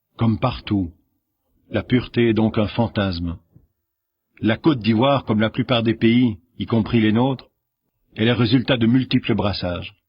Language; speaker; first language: French; native; French